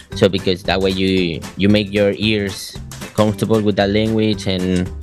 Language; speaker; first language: English; non-native, fluent; Spanish